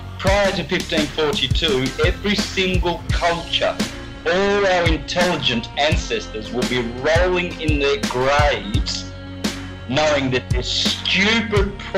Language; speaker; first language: English; native; English